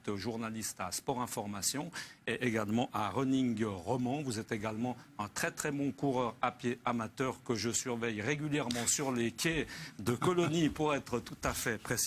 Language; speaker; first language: French; native; French